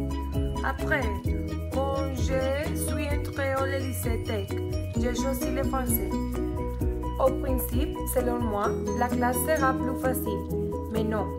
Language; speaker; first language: French; non-native, learner; Spanish